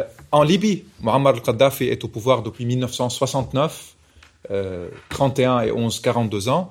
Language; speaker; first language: French; non-native, local second language; Arabic